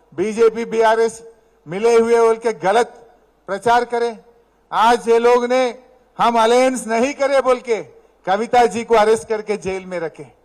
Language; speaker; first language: Hindi; non-native, local second language; Telugu